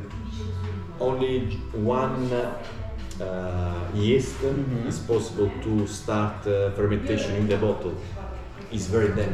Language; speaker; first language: English; non-native, learner; Italian